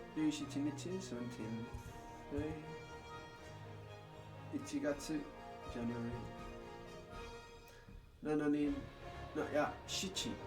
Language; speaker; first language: Japanese; non-native, learner; English